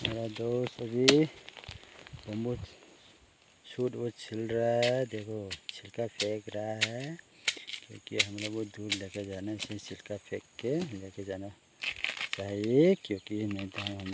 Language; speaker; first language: Hindi; non-native, local second language; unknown